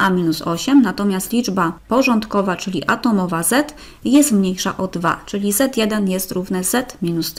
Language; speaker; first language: Polish; native; Polish